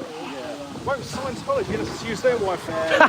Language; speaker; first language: English; native; English